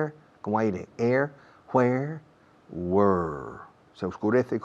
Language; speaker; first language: Spanish; non-native, fluent; English